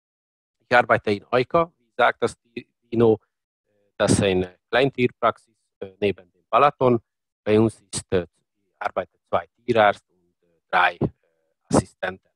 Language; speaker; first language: German; non-native, learner; Hungarian